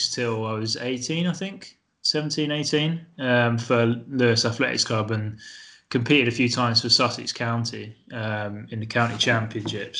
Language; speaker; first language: English; native; English